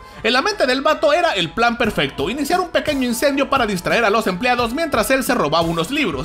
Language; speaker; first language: Spanish; native; Spanish